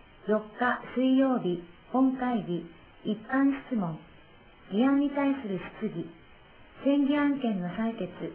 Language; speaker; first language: Japanese; native; Japanese